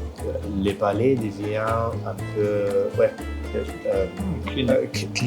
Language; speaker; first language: French; non-native, fluent; Spanish